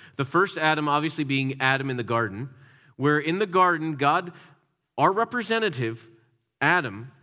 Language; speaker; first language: English; native; English